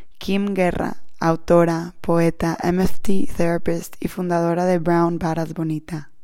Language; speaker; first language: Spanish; early bilingual, heritage; Spanish